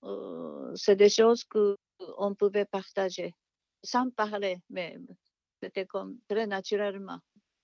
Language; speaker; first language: French; non-native, fluent; Japanese